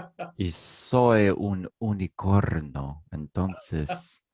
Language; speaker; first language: Spanish; non-native, learner; English